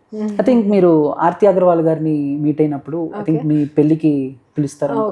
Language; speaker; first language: Telugu; native; Telugu